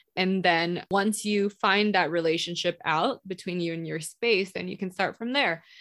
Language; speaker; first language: English; non-native, local second language; Indonesian